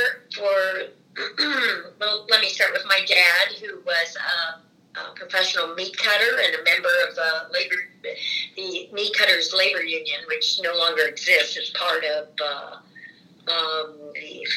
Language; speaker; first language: English; native; English